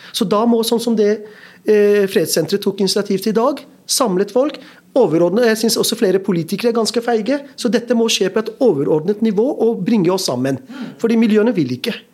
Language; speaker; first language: Norwegian; early bilingual, other home language; Urdu